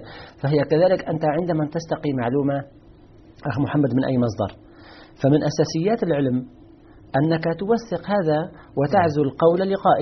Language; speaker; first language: Arabic; native; Arabic